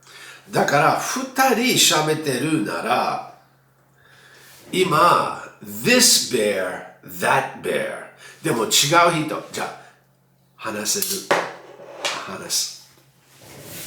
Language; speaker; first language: Japanese; non-native, fluent; English